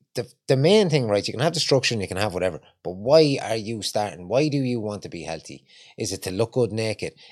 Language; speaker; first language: English; native; English